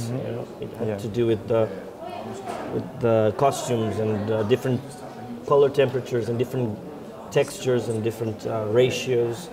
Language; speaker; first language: English; non-native, fluent; Portuguese